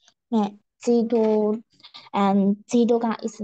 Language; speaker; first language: Korean; non-native, learner; Burmese